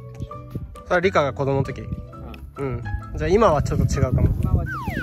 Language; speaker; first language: Japanese; native; Japanese